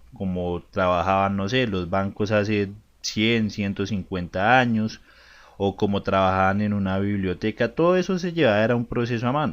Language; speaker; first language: Spanish; native; Spanish